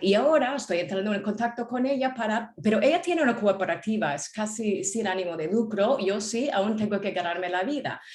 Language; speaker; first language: Spanish; non-native, fluent; English